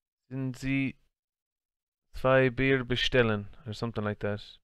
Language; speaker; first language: German; non-native, learner; English